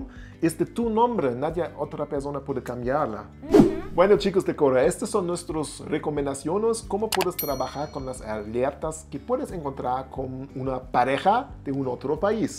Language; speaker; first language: Spanish; non-native, learner; German